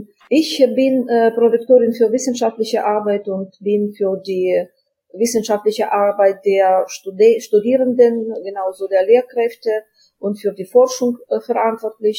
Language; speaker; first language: German; non-native, fluent; Ukrainian